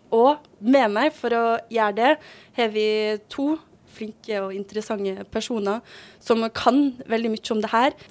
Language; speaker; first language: Norwegian; native; Norwegian